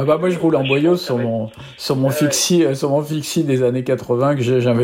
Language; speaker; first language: French; native; French